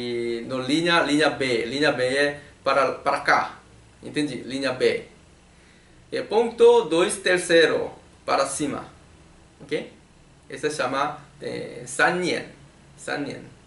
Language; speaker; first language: Portuguese; non-native, learner; Korean